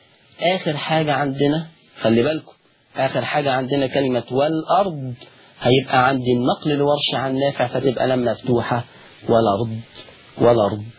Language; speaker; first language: Arabic; native; Arabic